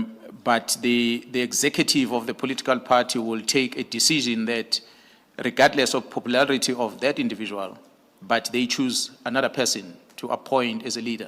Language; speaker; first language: English; non-native, local second language; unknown